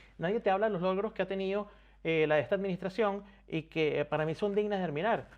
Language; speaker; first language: Spanish; native; Spanish